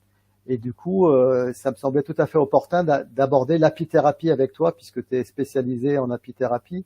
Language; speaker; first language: French; native; French